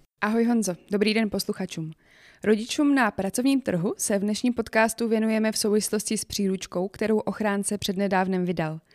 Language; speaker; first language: Czech; native; Czech